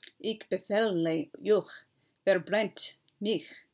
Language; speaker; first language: German; non-native, learner; English